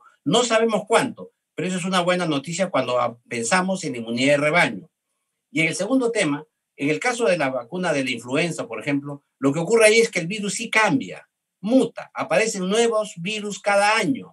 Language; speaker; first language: Spanish; native; Spanish